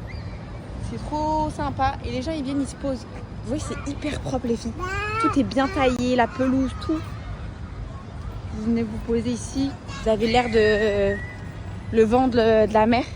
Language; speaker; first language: French; native; French